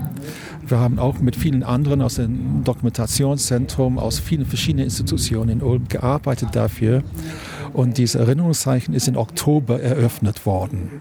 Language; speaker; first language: German; non-native, fluent; English